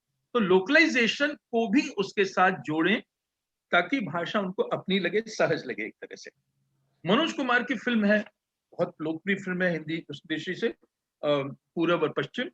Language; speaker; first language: Hindi; native; Hindi